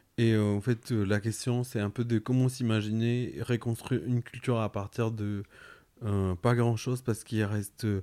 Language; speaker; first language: French; non-native, fluent; Spanish